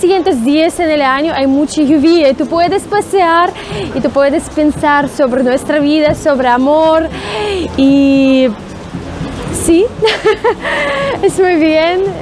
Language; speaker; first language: Spanish; non-native, learner; Russian